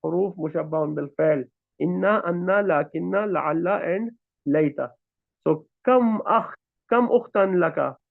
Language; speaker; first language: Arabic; non-native, fluent; Urdu